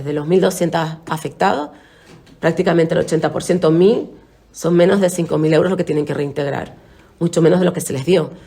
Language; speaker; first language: Spanish; native; Spanish